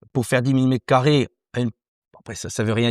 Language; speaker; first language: French; native; French